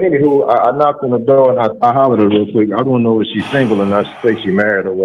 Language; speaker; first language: English; native; English